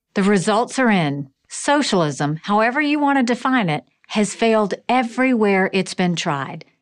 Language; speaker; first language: English; native; English